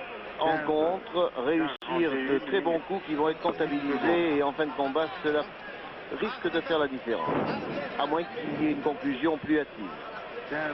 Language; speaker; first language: French; native; French